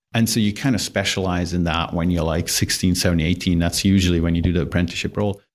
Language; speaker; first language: English; non-native, fluent; German